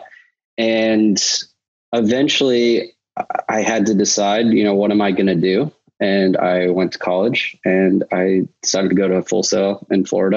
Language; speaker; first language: English; native; English